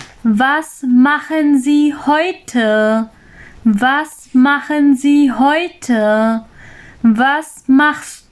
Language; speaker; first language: German; non-native, fluent; Urdu